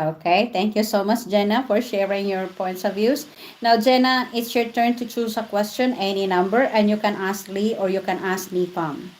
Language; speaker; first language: English; non-native, local second language; Filipino